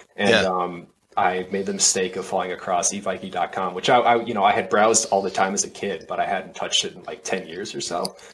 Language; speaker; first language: English; native; English